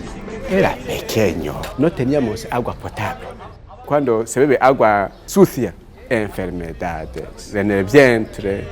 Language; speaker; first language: Spanish; non-native, local second language; Kinyarwanda